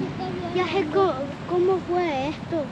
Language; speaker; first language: Spanish; early bilingual, other home language; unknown